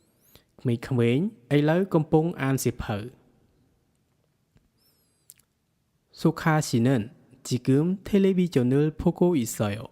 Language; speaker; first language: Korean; non-native, fluent; Khmer